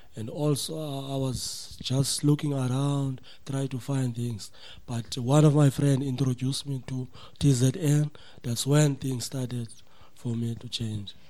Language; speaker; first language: English; non-native, local second language; Xhosa